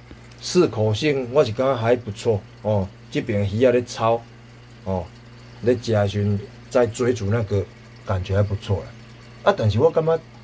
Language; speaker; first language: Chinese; non-native, local second language; Min Nan Chinese